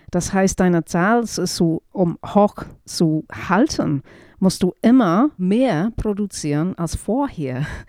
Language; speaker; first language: German; non-native, fluent; English